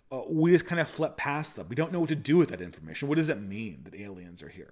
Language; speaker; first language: English; native; English